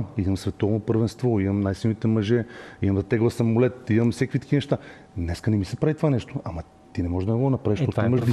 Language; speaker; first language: Bulgarian; native; Bulgarian